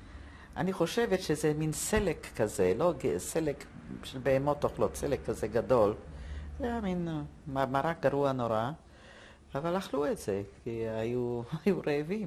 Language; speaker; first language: Hebrew; non-native, fluent; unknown